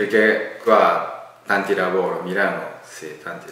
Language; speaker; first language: Italian; non-native, learner; Japanese